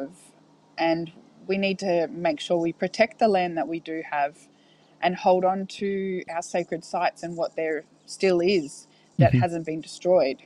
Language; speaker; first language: English; native; English